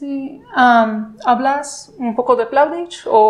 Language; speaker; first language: Spanish; non-native, fluent; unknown